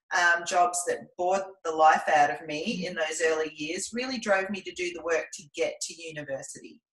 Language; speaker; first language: English; native; English